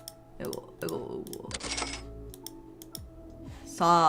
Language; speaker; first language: Korean; non-native, learner; English